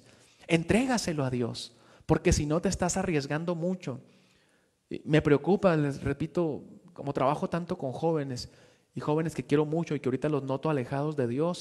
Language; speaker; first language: Spanish; native; Spanish